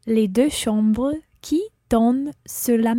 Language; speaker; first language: French; non-native, learner; English